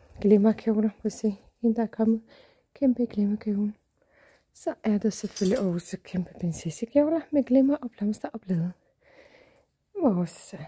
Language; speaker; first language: Danish; non-native, fluent; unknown